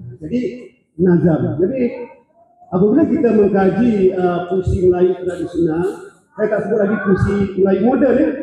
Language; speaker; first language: Malay; native; Malay